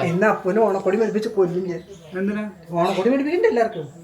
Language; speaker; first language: Malayalam; native; Malayalam